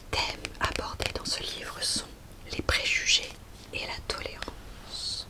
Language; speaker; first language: French; native; French